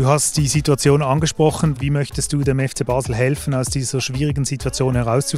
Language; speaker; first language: German; native; German